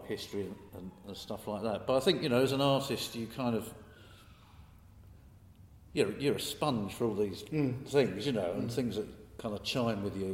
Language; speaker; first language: English; native; English